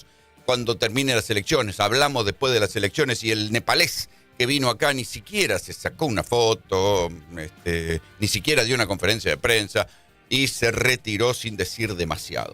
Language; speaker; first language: Spanish; native; Spanish